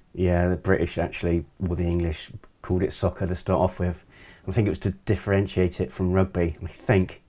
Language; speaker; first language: English; native; English